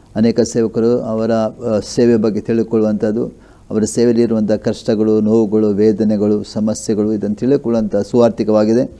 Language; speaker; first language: Kannada; native; Kannada